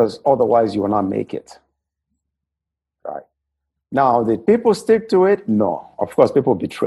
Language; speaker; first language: English; non-native, local second language; Igbo